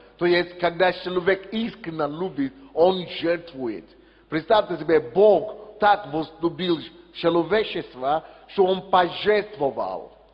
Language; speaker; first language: Russian; non-native, fluent; Yoruba